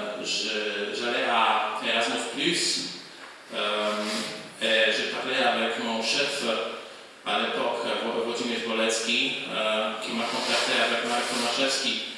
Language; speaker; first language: French; non-native, fluent; Polish